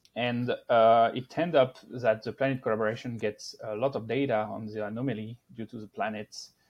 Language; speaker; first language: English; non-native, fluent; French